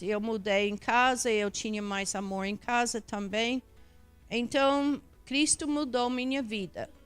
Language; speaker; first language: Portuguese; non-native, fluent; English